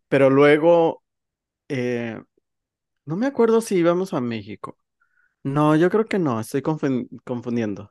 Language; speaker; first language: Spanish; early bilingual, heritage; Spanish